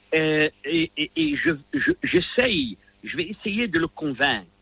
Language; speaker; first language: French; non-native, local second language; Arabic